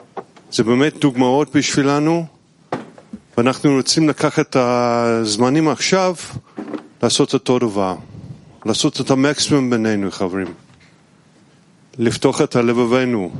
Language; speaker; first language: Hebrew; non-native, learner; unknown